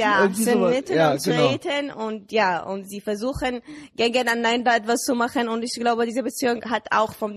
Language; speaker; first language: German; non-native, learner; Arabic